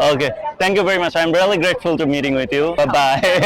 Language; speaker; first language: English; non-native, local second language; Bangla